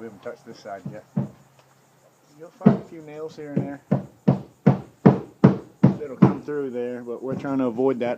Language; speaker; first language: English; native; English